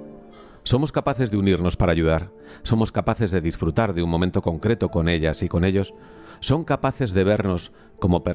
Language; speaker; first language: Spanish; native; Spanish